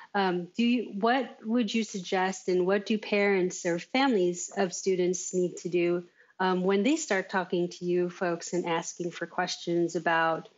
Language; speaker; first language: English; native; English